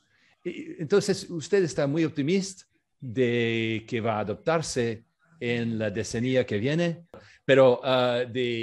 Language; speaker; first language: Spanish; non-native, fluent; French